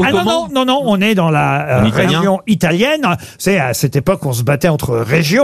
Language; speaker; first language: French; native; French